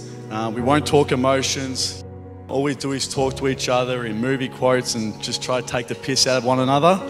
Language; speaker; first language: English; native; English